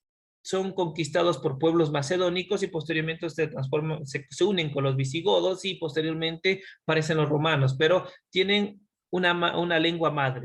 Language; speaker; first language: Spanish; native; Spanish